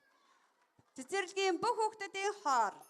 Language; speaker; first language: Mongolian; native; Mongolian